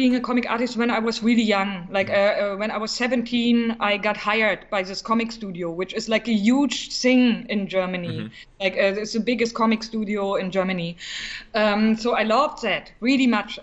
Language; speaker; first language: English; non-native, fluent; German